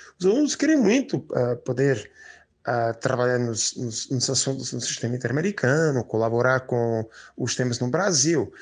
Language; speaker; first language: Portuguese; non-native, fluent; English